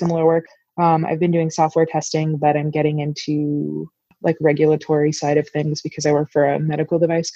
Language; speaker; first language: English; native; English